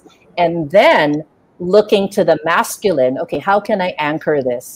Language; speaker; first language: English; non-native, local second language; Filipino